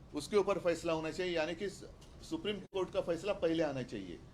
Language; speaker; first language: Hindi; non-native, local second language; Marathi